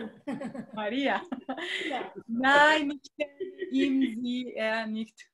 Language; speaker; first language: German; non-native, fluent; Spanish